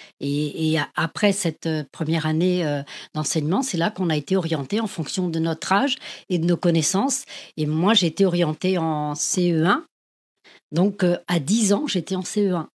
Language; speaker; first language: French; early bilingual, other home language; Portuguese